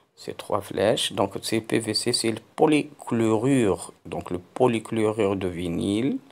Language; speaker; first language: French; non-native, local second language; Arabic